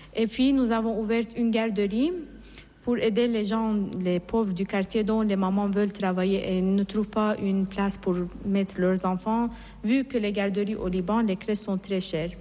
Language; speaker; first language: French; non-native, fluent; Persian